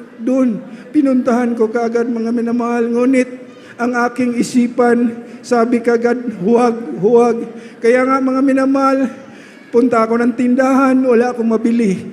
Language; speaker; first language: Filipino; non-native, local second language; Cebuano